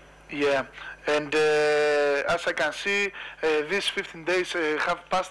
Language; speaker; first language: English; non-native, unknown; Greek